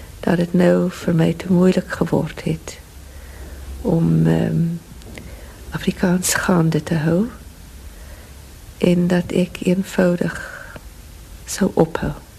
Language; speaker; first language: Dutch; non-native, learner; English